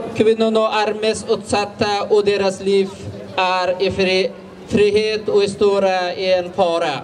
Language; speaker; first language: Swedish; non-native, fluent; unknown